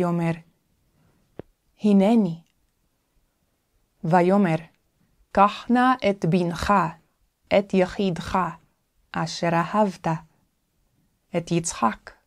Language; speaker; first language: Hebrew; non-native, fluent; English